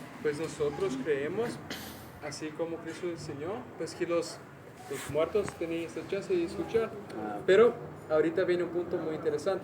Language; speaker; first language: Spanish; native; Spanish